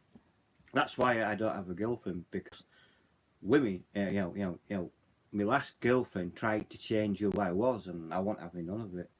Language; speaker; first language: English; native; English